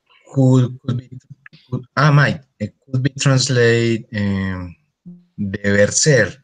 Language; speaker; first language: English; non-native, learner; Spanish